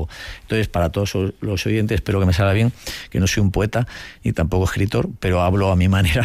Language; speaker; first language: Spanish; native; Spanish